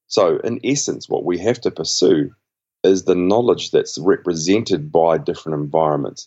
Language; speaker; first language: English; native; English